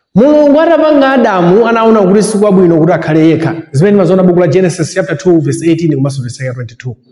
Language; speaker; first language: Nyanja; native; Nyanja